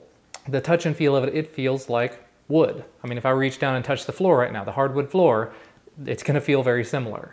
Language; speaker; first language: English; native; English